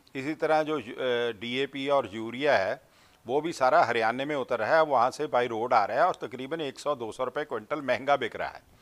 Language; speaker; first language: Hindi; non-native, local second language; Punjabi